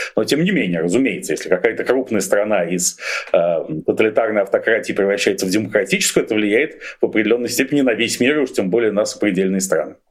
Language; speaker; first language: Russian; native; Russian